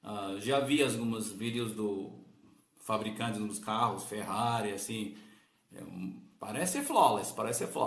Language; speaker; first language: Portuguese; non-native, learner; English